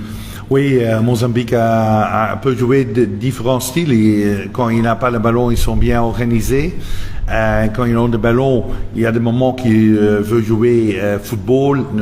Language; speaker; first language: French; non-native, local second language; Dutch